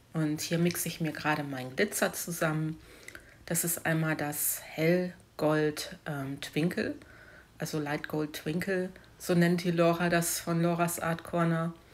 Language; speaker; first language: German; native; German